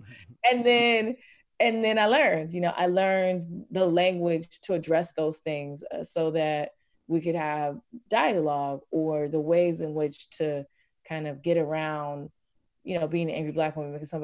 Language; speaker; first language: English; native; English